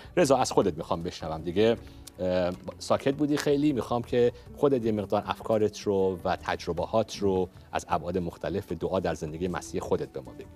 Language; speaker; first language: Persian; native; Persian